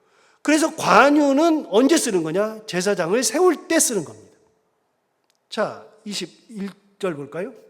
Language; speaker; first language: Korean; native; Korean